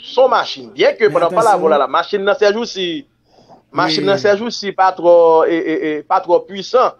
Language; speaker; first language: French; non-native, local second language; Haitian Creole